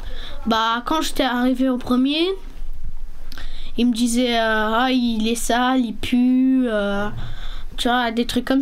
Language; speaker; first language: French; early bilingual, other home language; Romanian